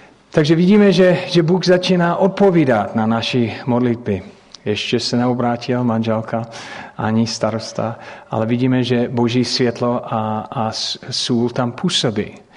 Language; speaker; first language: Czech; non-native, fluent; English